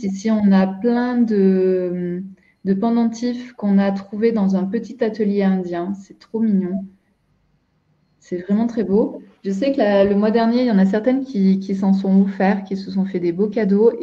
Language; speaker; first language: French; native; French